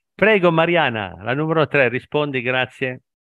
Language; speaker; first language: Italian; native; Italian